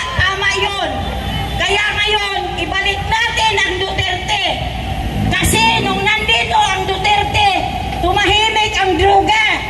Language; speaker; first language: Filipino; non-native, local second language; Waray